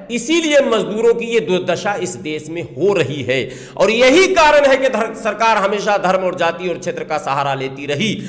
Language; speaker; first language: Hindi; native; Hindi